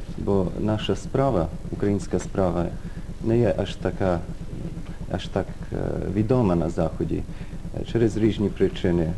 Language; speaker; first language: Ukrainian; early bilingual, heritage; Ukrainian